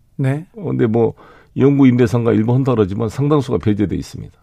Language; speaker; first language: Korean; native; Korean